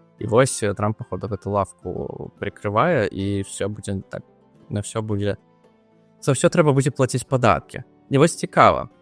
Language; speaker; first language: Belarusian; non-native, local second language; Russian